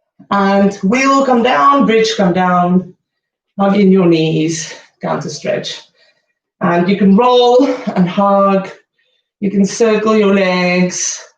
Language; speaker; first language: English; native; English